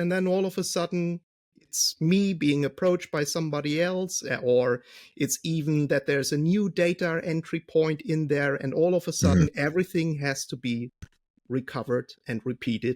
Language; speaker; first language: English; non-native, fluent; German